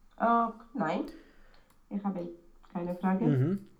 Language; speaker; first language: German; non-native, learner; Romanian